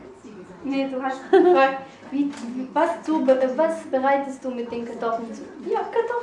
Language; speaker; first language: German; non-native, local second language; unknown